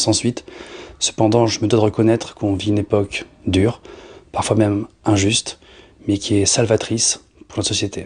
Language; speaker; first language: French; native; French